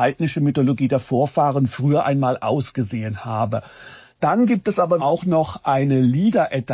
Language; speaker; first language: German; native; German